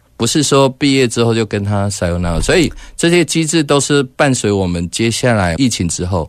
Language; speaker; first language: Chinese; native; Chinese